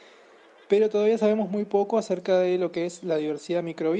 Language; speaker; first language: Spanish; native; Spanish